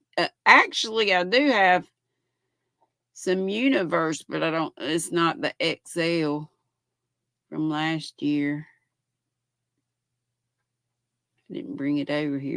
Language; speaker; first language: English; native; English